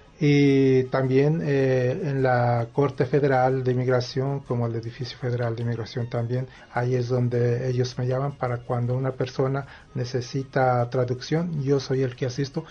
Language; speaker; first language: Spanish; non-native, local second language; Nahuatl languages